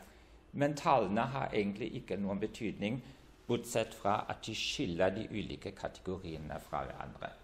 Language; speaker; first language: Norwegian; non-native, fluent; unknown